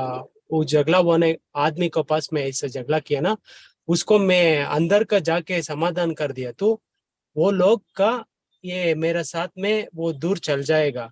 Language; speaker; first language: Hindi; non-native, learner; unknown